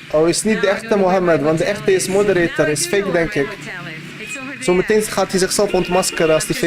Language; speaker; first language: Dutch; early bilingual, other home language; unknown